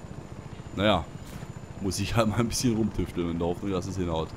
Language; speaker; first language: German; native; German